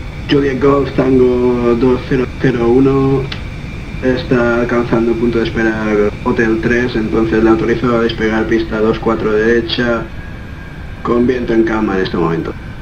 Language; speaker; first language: Spanish; native; Spanish